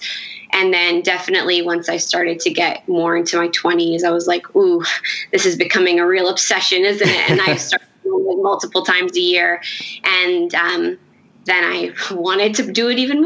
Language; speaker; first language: English; native; English